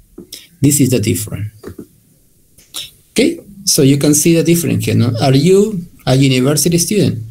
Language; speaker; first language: English; non-native, learner; Spanish